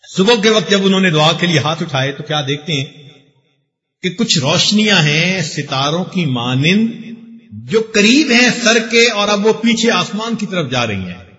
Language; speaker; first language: Urdu; non-native, local second language; Punjabi